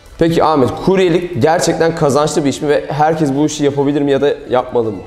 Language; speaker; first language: Turkish; native; Turkish